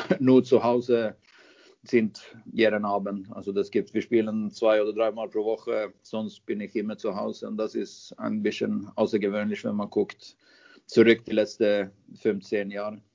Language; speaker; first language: German; non-native, fluent; Swedish